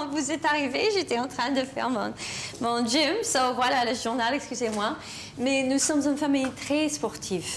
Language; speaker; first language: French; non-native, learner; English